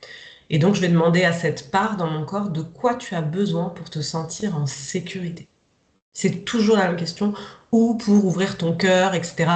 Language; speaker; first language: French; native; French